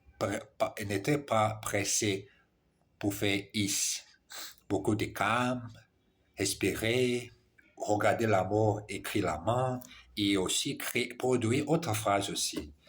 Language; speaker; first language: French; non-native, learner; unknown